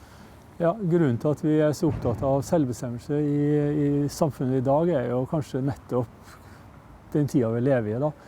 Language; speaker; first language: Norwegian; native; Norwegian